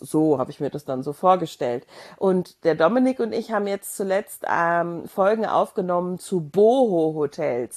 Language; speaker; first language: German; native; German